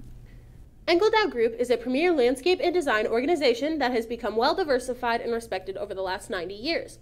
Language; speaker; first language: English; native; English